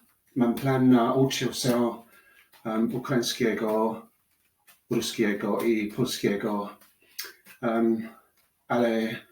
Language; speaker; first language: Polish; non-native, learner; English